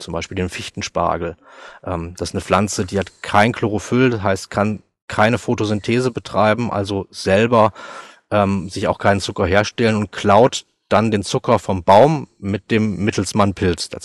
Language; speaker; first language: German; native; German